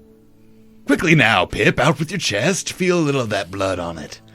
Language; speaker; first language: English; native; English